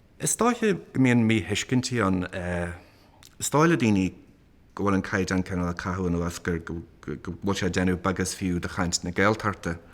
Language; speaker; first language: Irish; native; Irish